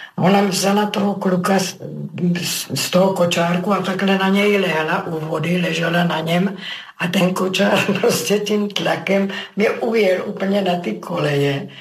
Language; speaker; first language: Czech; native; Czech